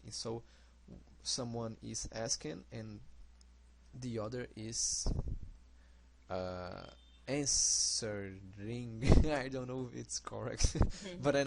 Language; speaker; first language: English; non-native, learner; Portuguese